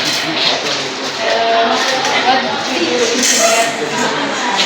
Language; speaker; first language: English; non-native, learner; Indonesian